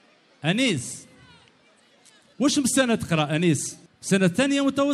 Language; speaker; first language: Arabic; native; Arabic